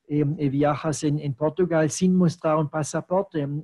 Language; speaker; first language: Spanish; non-native, fluent; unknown